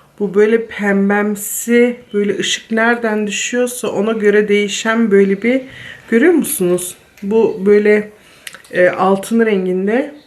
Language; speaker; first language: Turkish; early bilingual, heritage; Turkish